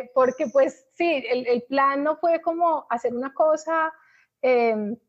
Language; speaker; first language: Spanish; native; Spanish